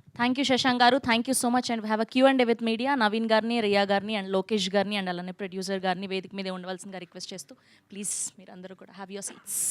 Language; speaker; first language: Telugu; native; Telugu